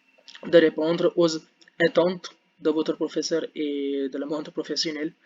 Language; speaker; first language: French; non-native, learner; Hindi